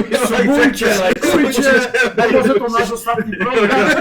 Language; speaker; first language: Polish; native; Polish